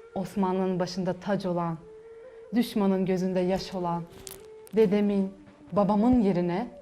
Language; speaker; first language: Turkish; early bilingual, heritage; Uzbek